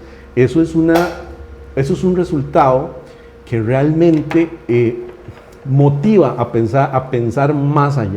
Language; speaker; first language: Spanish; native; Spanish